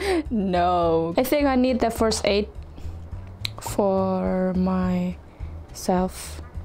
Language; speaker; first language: English; non-native, learner; Indonesian